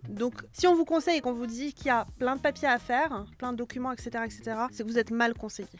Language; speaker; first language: French; native; French